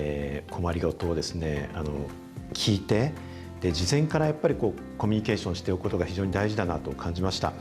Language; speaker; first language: Japanese; native; Japanese